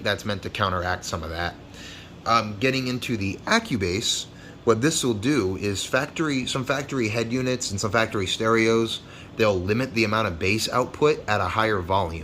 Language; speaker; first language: English; native; English